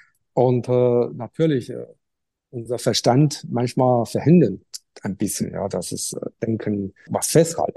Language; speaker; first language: German; non-native, fluent; Chinese